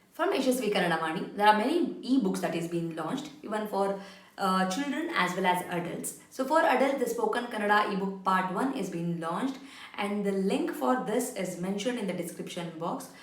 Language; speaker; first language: English; non-native, local second language; Kannada